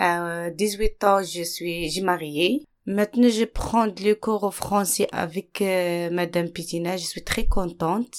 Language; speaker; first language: French; non-native, learner; Arabic